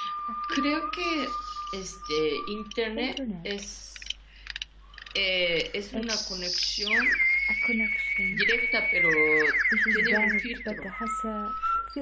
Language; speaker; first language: Spanish; non-native, learner; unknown